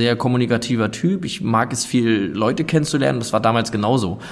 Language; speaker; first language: German; native; German